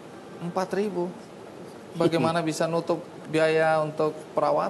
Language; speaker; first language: Indonesian; native; Indonesian